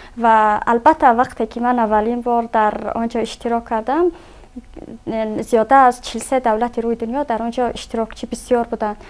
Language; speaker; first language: Tajik; native; Tajik